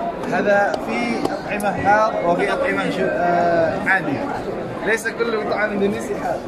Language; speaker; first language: Arabic; non-native, learner; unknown